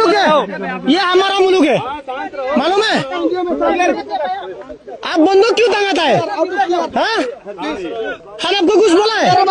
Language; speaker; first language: Hindi; non-native, learner; Bangla